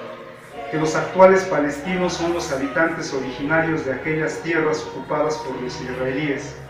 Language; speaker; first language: Spanish; native; Spanish